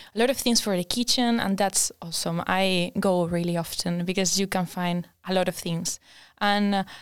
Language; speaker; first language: English; non-native, fluent; Spanish